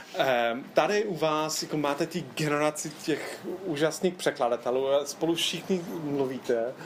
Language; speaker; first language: Czech; non-native, fluent; English